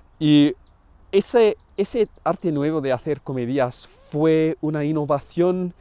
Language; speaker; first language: Spanish; non-native, fluent; English